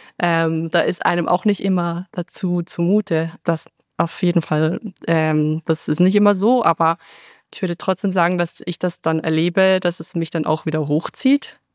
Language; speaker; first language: German; native; German